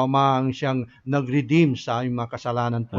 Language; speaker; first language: Filipino; native; Filipino